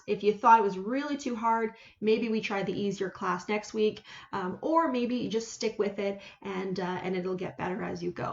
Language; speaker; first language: English; native; English